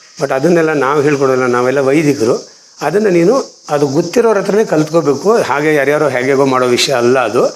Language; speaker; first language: Kannada; non-native, local second language; Konkani